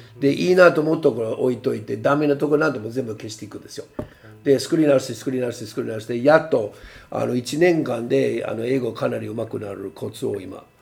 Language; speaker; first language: Japanese; non-native, fluent; English